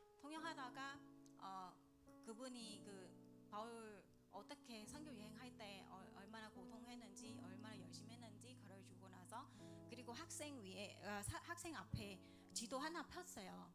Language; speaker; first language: Korean; non-native, learner; Vietnamese